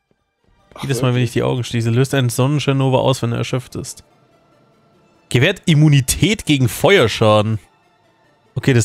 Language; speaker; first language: German; native; German